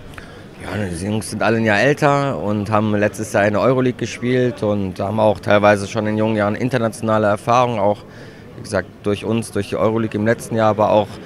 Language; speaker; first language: German; native; German